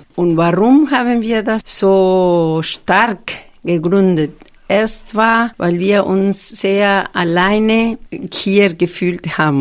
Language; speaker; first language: German; non-native, fluent; Spanish